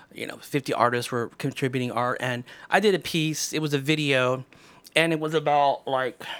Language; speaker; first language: English; native; English